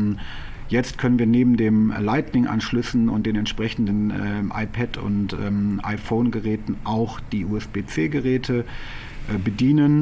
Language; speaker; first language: German; native; German